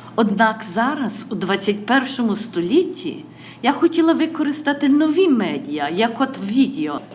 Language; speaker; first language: Ukrainian; early bilingual, other home language; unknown